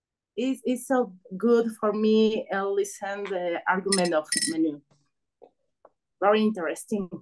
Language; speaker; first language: English; non-native, learner; Spanish